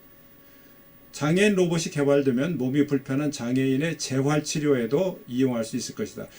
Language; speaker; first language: Korean; native; Korean